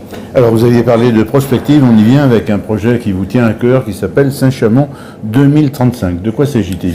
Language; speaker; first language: French; native; French